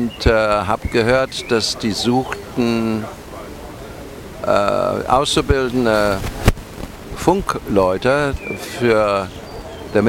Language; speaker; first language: German; non-native, fluent; English